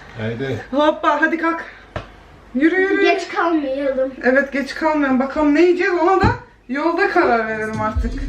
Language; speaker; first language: Turkish; early bilingual, heritage; Turkish